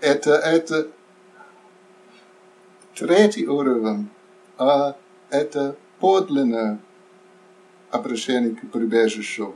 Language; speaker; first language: Russian; non-native, fluent; English